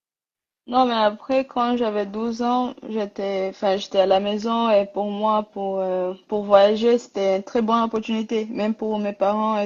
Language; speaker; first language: French; non-native, learner; Rundi